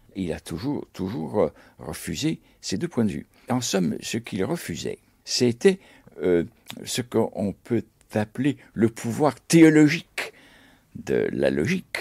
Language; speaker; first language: French; native; French